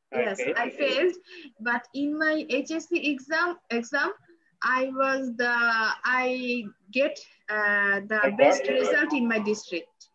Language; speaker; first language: English; non-native, learner; Bangla